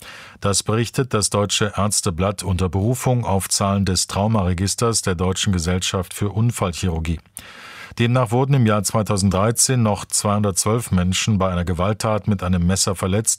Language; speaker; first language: German; native; German